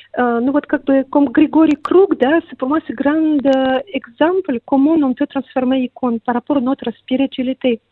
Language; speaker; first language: French; non-native, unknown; Russian